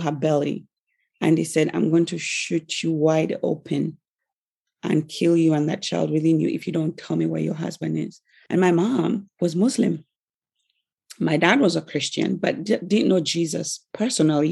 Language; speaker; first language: English; non-native, local second language; Ganda